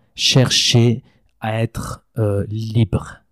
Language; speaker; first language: French; native; French